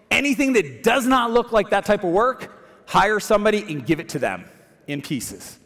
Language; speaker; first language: English; native; English